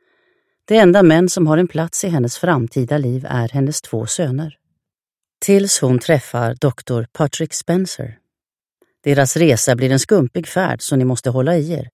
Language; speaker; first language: Swedish; native; Swedish